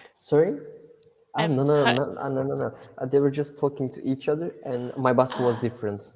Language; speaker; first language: English; non-native, fluent; Turkish